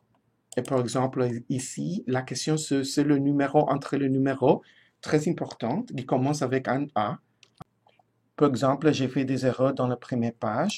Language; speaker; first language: French; non-native, fluent; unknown